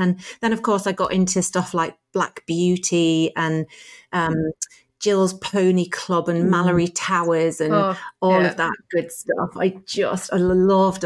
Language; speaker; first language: English; native; English